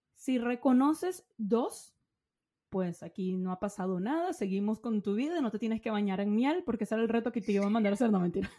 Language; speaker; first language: Spanish; native; Spanish